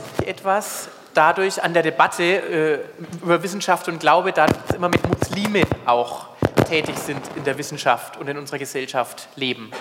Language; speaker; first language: German; native; German